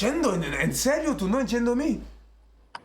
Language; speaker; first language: Spanish; non-native, learner; French